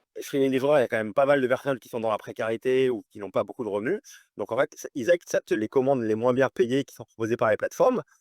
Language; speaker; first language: French; native; French